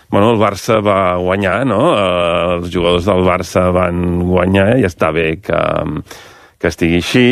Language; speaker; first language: Catalan; native; Catalan